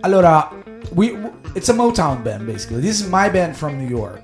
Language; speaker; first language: English; non-native, fluent; Italian